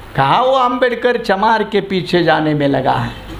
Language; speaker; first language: Hindi; non-native, local second language; Marathi